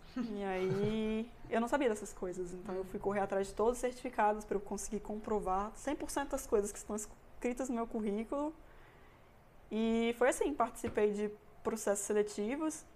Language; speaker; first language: Portuguese; native; Portuguese